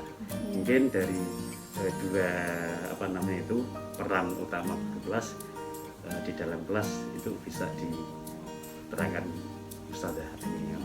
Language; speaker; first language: Indonesian; native; Indonesian